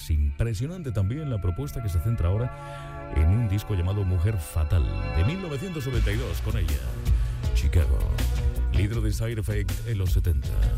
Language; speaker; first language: Spanish; native; Spanish